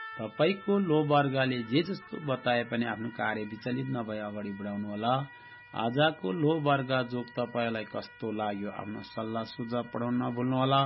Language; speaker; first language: Nepali; non-native, local second language; Eastern Tamang